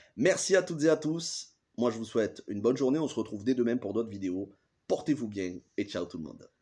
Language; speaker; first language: French; native; French